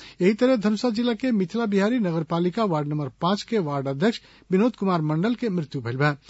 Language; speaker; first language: Bhojpuri; non-native, local second language; Nepali